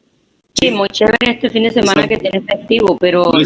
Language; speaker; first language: Spanish; native; Spanish